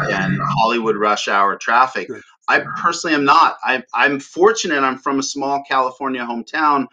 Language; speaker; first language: English; native; English